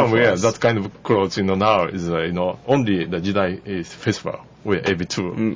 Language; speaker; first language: English; non-native, learner; Japanese